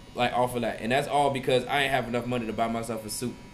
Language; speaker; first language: English; native; English